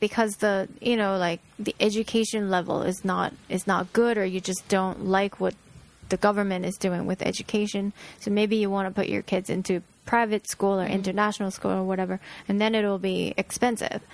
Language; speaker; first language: English; non-native, fluent; Japanese